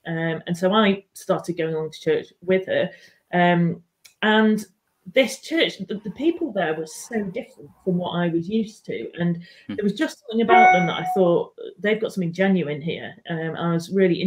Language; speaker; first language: English; native; English